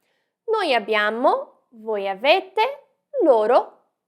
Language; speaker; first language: Italian; non-native, fluent; Portuguese